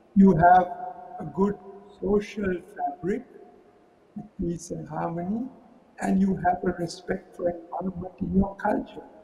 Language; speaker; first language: English; non-native, local second language; Sinhala